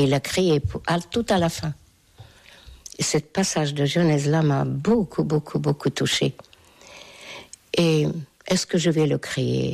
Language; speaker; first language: French; non-native, fluent; Hungarian